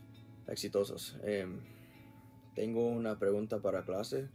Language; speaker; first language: Spanish; non-native, learner; English